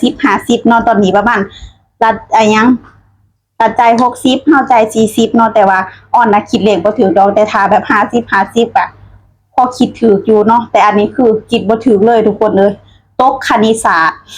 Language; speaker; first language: Thai; non-native, local second language; Lao